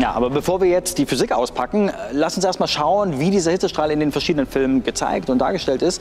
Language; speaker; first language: German; native; German